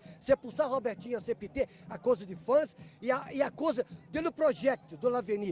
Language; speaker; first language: French; non-native, fluent; Portuguese